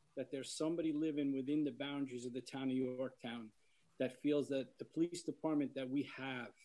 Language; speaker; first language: English; native; English